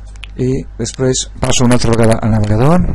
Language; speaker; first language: Catalan; non-native, local second language; Spanish